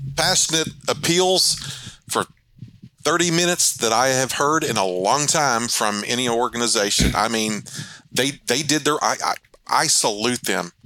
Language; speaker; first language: English; native; English